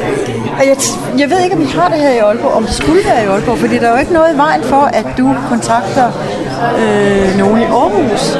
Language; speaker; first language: Danish; native; Danish